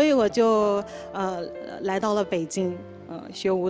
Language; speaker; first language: Chinese; native; Chinese